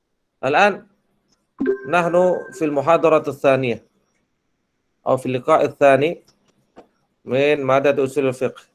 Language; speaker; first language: Arabic; non-native, fluent; Indonesian